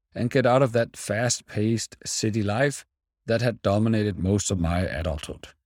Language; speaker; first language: English; non-native, fluent; Danish